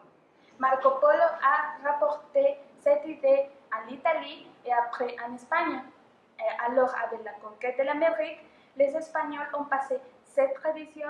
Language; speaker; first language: French; non-native, fluent; Spanish